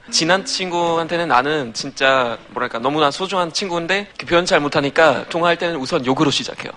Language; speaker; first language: Korean; non-native, fluent; German